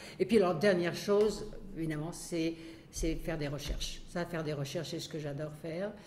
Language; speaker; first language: French; native; French